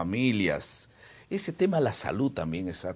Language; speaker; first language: Spanish; non-native, fluent; Portuguese